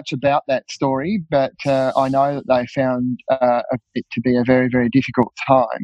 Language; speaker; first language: English; native; English